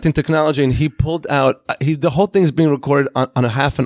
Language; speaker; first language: English; non-native, fluent; Hebrew